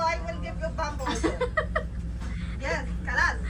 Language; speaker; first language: English; non-native, learner; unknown